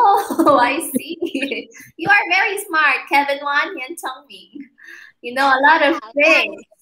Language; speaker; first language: English; non-native, fluent; Chinese